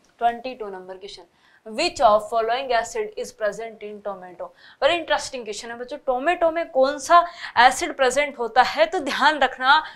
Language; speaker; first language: Hindi; native; Hindi